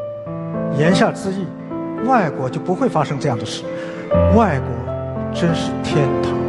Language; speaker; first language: Chinese; native; Chinese